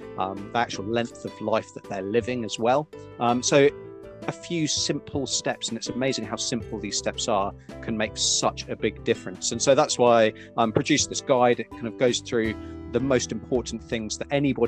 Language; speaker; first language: English; native; English